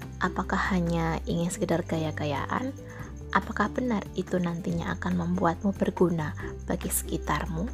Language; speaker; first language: Indonesian; native; Indonesian